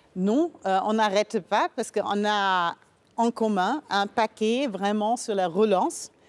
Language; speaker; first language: French; non-native, fluent; German